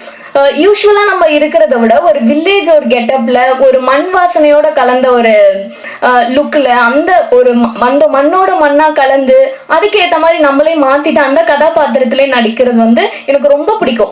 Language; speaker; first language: Tamil; native; Tamil